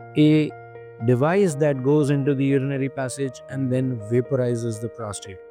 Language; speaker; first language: English; non-native, local second language; Hindi